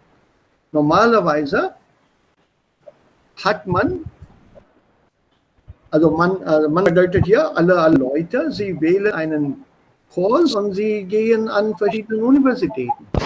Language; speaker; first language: German; non-native, fluent; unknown